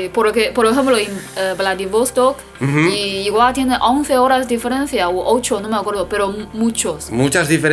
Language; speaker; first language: Spanish; non-native, fluent; Chinese